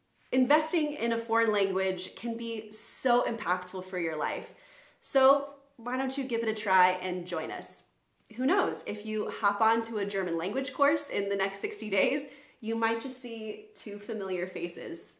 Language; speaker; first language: English; native; English